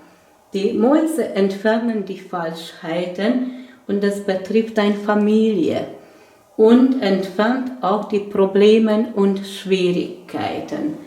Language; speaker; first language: German; non-native, fluent; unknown